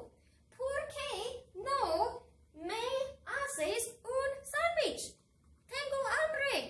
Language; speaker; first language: Spanish; non-native, fluent; English